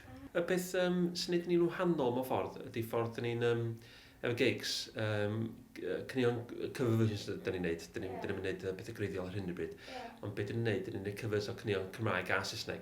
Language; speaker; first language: Welsh; native; Welsh